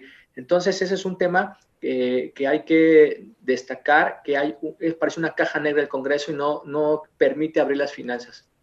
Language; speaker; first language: Spanish; native; Spanish